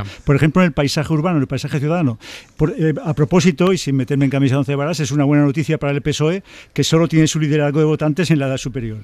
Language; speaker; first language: Spanish; native; Spanish